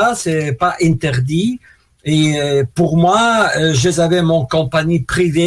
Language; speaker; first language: French; non-native, learner; Russian